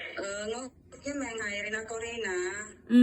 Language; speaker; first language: Cantonese; non-native, learner; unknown